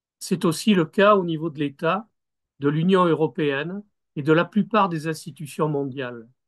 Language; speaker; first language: French; native; French